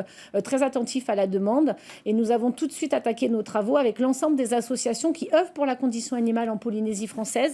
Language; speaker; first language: French; native; French